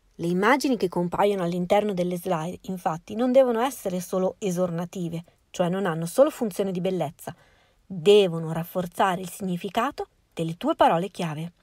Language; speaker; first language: Italian; native; Italian